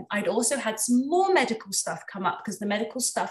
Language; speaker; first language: English; native; English